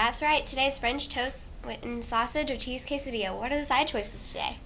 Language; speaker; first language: English; native; English